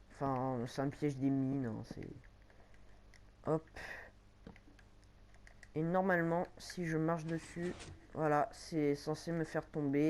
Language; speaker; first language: French; native; French